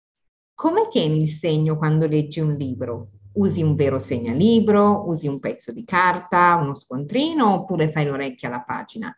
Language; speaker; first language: Italian; native; Italian